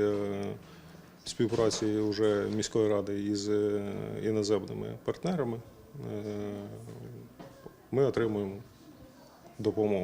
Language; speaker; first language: Ukrainian; native; Ukrainian